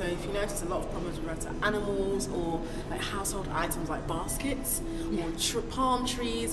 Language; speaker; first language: English; non-native, local second language; Igbo